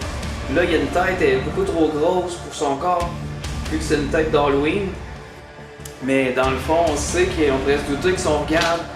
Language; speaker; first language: French; native; French